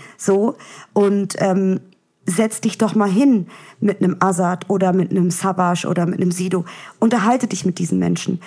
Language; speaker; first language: German; early bilingual, other home language; Russian